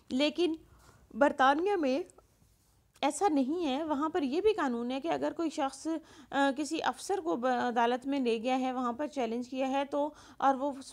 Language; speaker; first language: Urdu; non-native, local second language; Punjabi